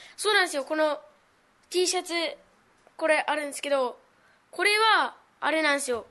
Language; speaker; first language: Japanese; native; Japanese